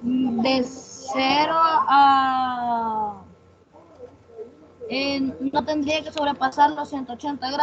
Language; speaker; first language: Spanish; native; Spanish